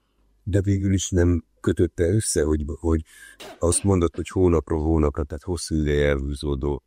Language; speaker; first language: Hungarian; native; Hungarian